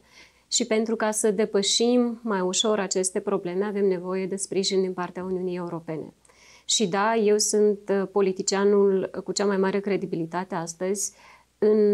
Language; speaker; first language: Romanian; native; Romanian